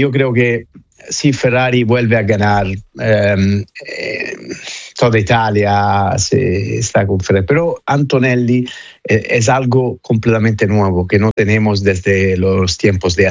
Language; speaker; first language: Spanish; non-native, fluent; Italian